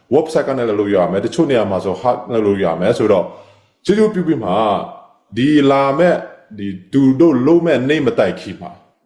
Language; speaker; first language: Burmese; non-native, local second language; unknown